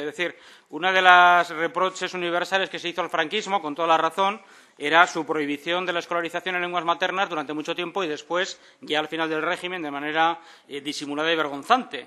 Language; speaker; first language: Spanish; native; Spanish